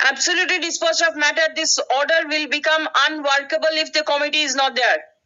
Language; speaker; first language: English; non-native, local second language; Bangla